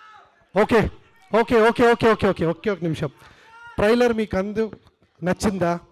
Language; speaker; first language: Telugu; non-native, learner; Kannada